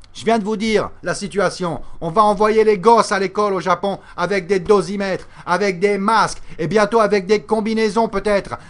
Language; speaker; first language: French; native; French